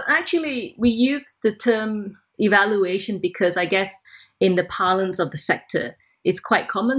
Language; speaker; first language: English; non-native, local second language; Cantonese